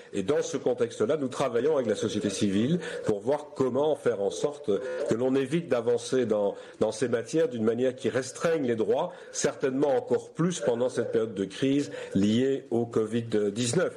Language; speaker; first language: French; native; French